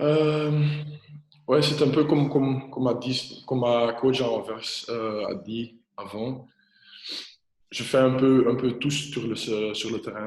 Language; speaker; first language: French; non-native, local second language; Dutch